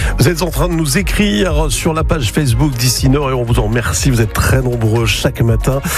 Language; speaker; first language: French; native; French